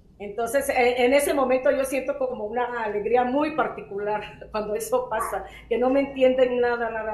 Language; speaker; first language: Spanish; non-native, local second language; Zapotec